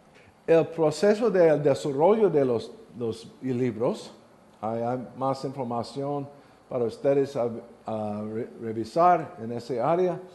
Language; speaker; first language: Spanish; non-native, learner; English